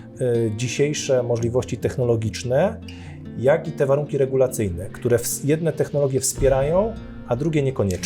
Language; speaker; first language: Polish; native; Polish